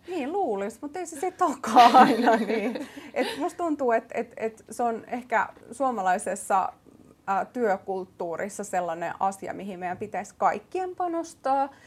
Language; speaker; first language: Finnish; early bilingual, other home language; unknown